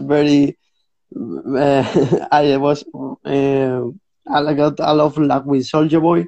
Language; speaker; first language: English; non-native, fluent; Spanish